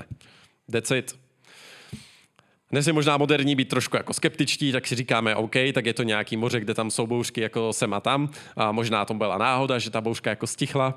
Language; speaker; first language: Czech; native; Czech